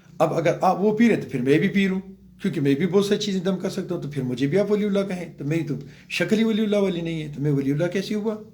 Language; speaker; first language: Urdu; non-native, local second language; Pashto